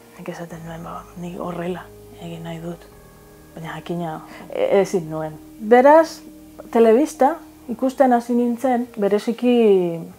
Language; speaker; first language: Basque; non-native, fluent; Spanish